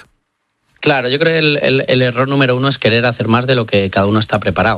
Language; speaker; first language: Spanish; native; Spanish